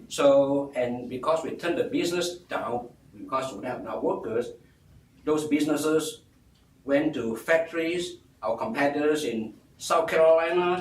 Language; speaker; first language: English; non-native, local second language; Min Nan Chinese